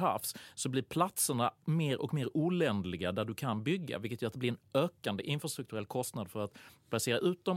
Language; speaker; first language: Swedish; native; Swedish